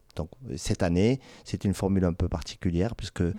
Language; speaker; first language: French; native; French